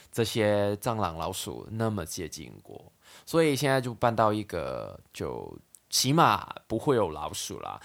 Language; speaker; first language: Chinese; non-native, local second language; Cantonese